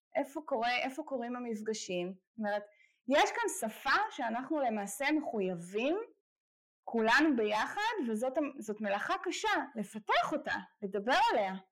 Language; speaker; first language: Hebrew; native; Hebrew